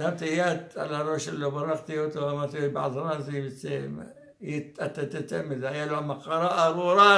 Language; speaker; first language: Hebrew; non-native, fluent; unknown